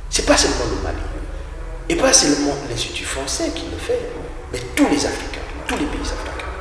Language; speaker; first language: French; non-native, local second language; English